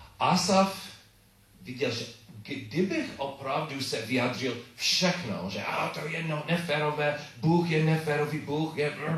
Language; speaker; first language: Czech; non-native, learner; English